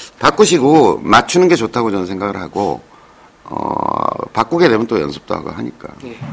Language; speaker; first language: Korean; native; Korean